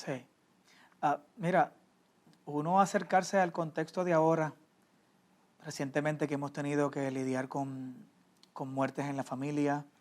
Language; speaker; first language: Spanish; native; Spanish